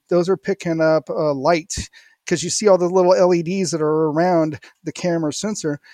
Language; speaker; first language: English; native; English